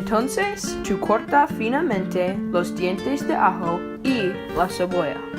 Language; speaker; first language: Spanish; non-native, learner; English